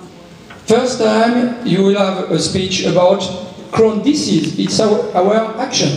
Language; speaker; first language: English; non-native, learner; French